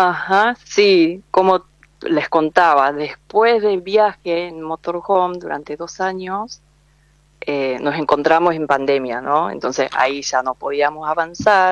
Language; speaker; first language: Spanish; non-native, fluent; Korean